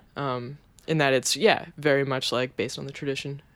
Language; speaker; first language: English; native; English